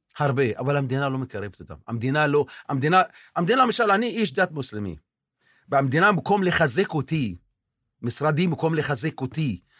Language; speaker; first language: Hebrew; non-native, local second language; Arabic